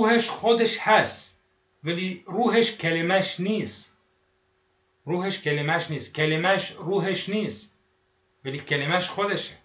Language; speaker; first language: Persian; non-native, fluent; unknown